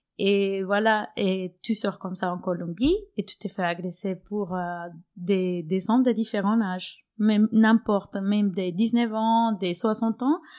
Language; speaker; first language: French; non-native, fluent; Spanish